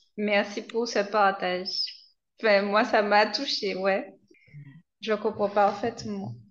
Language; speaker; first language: French; native; French